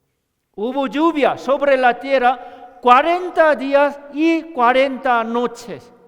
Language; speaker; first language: Spanish; non-native, learner; Korean